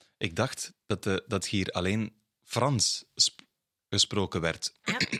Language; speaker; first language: Dutch; non-native, fluent; Tamil